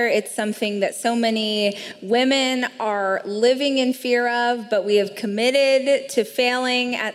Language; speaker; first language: English; native; English